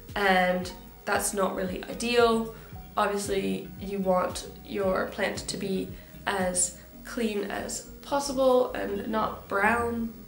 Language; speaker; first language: English; native; English